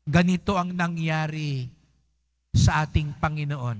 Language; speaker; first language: Filipino; native; Filipino